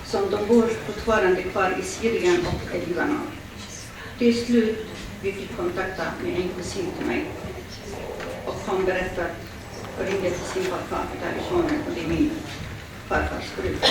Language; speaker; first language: Swedish; early bilingual, other home language; Assyrian Neo-Aramaic